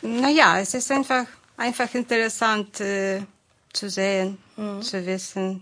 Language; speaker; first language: German; non-native, fluent; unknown